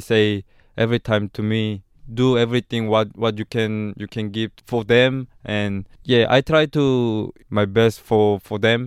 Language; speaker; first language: English; non-native, learner; Korean